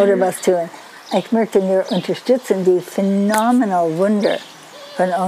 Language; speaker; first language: German; non-native, learner; English